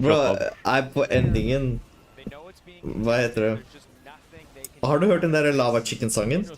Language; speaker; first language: Norwegian; native; Norwegian